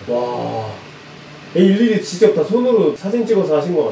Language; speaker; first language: Korean; native; Korean